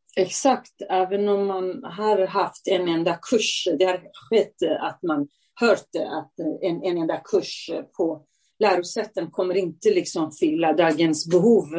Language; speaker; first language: Swedish; non-native, fluent; Central Kurdish